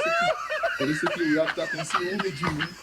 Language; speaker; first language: Portuguese; non-native, fluent; Haitian Creole